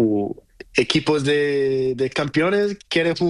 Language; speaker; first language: Spanish; non-native, learner; Portuguese